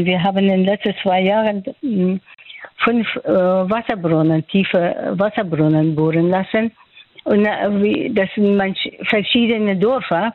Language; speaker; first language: German; non-native, fluent; Persian